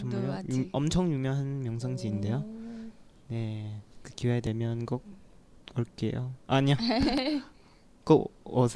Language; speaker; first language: Korean; non-native, learner; Chinese